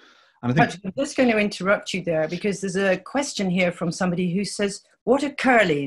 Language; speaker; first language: English; native; English